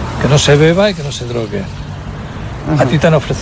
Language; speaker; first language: Spanish; native; Spanish